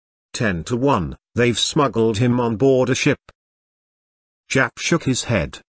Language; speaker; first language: English; non-native, fluent; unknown